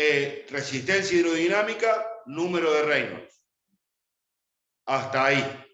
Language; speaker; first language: Spanish; native; Spanish